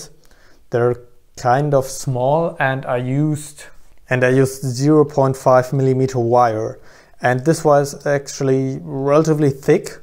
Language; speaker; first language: English; non-native, fluent; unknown